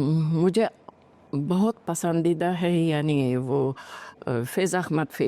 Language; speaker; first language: Hindi; non-native, fluent; Uzbek